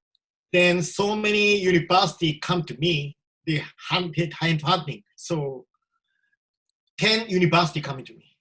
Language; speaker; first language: English; non-native, learner; Japanese